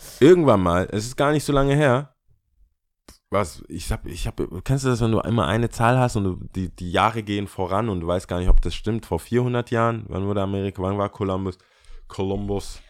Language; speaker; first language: German; early bilingual, other home language; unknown